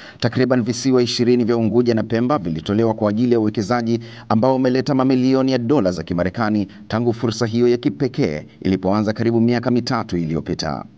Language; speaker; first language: Swahili; native; Swahili